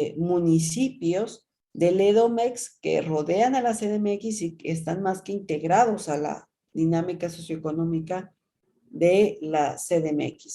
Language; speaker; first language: Spanish; native; Spanish